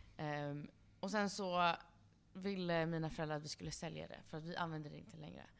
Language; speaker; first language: Swedish; early bilingual, other home language; Kurdish